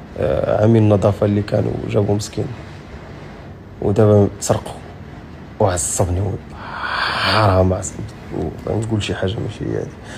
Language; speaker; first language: Arabic; native; Arabic